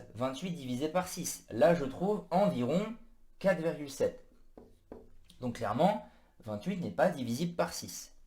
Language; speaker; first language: French; native; French